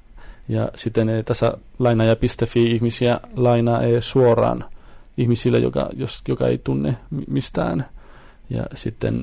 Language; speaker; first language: Finnish; non-native, fluent; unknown